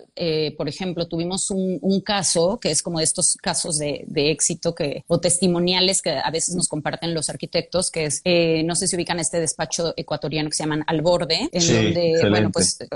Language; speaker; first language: Spanish; native; Spanish